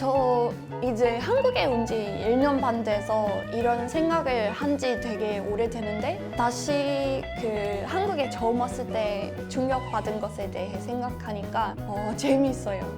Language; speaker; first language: Korean; non-native, fluent; English